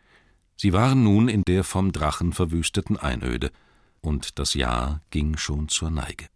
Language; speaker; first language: German; native; German